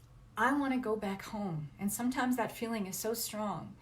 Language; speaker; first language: English; native; English